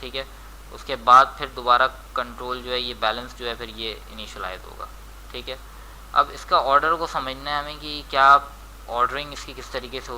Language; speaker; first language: Hindi; native; Hindi